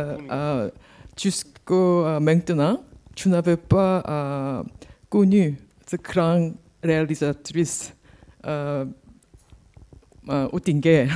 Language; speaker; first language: French; non-native, learner; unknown